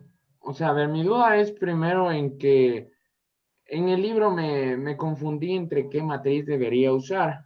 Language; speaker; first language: Spanish; native; Spanish